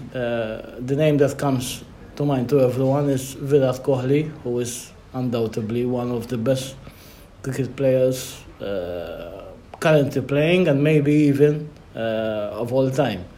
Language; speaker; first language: English; non-native, local second language; Maltese